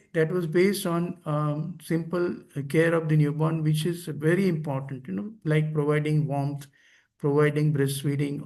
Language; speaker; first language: English; non-native, local second language; Gujarati